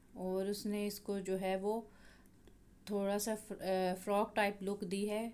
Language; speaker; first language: Urdu; native; Urdu